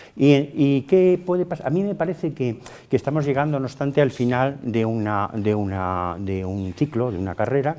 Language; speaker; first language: Spanish; native; Spanish